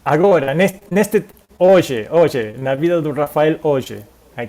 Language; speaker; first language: Portuguese; non-native, fluent; Spanish